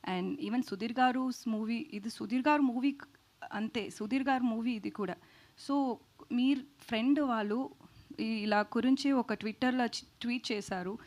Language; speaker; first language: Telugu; non-native, learner; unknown